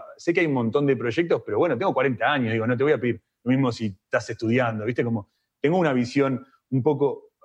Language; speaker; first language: Spanish; native; Spanish